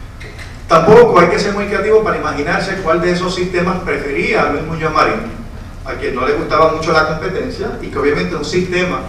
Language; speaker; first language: Spanish; native; Spanish